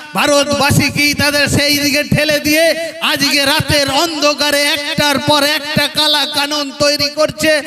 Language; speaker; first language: Bangla; non-native, local second language; Santali